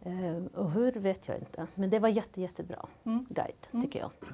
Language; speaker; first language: Swedish; non-native, fluent; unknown